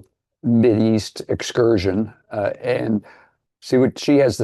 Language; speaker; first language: English; native; English